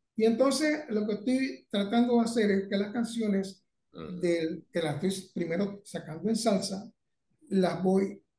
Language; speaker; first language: Spanish; native; Spanish